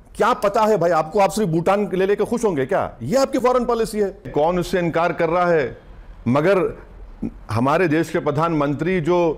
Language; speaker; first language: Hindi; non-native, local second language; Urdu